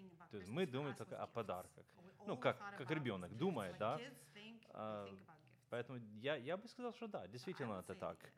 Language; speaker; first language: Russian; non-native, fluent; English